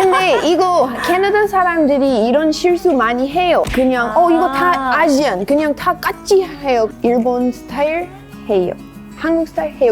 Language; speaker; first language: Korean; non-native, learner; English